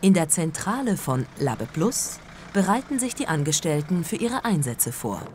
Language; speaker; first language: German; native; German